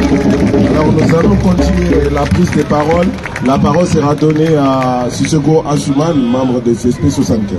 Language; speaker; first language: French; native; French